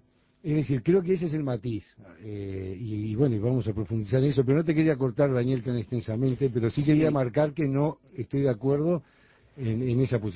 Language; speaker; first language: Spanish; native; Spanish